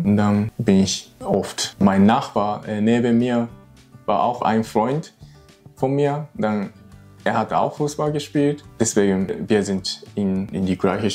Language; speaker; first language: German; non-native, learner; Japanese